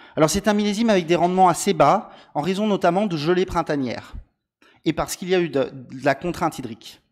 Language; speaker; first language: Italian; non-native, learner; French